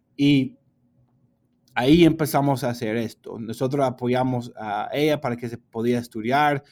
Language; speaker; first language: Spanish; non-native, fluent; English